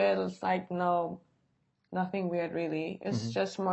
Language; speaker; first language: English; non-native, fluent; Swedish